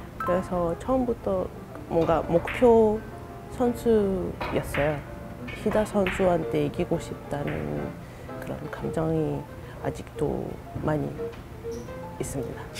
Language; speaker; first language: Korean; non-native, fluent; Japanese